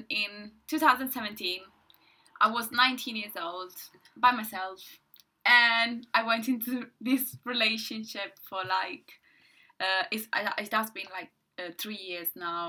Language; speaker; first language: English; non-native, fluent; Italian